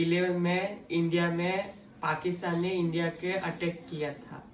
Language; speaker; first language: Hindi; non-native, local second language; Gujarati